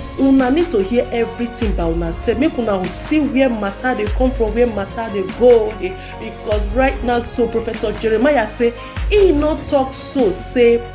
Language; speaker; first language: Nigerian Pidgin; native; Nigerian Pidgin